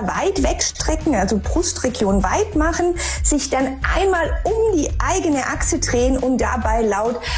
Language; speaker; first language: German; native; German